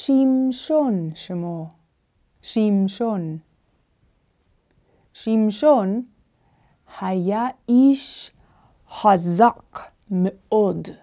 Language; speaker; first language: Hebrew; non-native, fluent; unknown